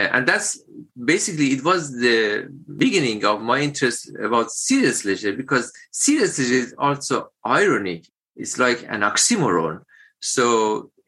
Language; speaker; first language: English; non-native, fluent; Persian